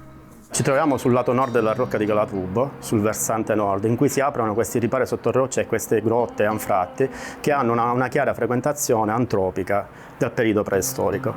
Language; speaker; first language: Italian; native; Italian